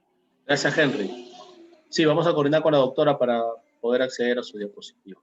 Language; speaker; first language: Spanish; native; Spanish